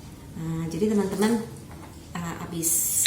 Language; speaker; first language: Indonesian; native; Indonesian